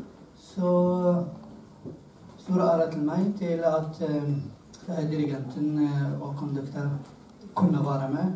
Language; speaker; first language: Norwegian; non-native, learner; Arabic